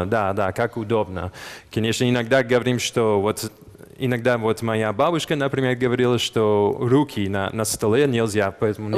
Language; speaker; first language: Russian; non-native, fluent; English